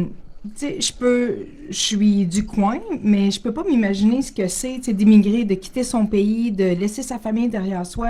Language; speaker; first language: French; native; French